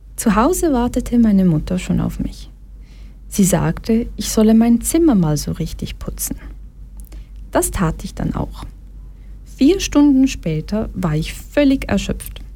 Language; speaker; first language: German; early bilingual, other home language; Portuguese